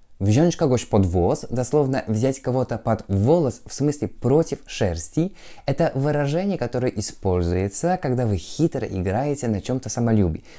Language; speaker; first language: Russian; non-native, fluent; Polish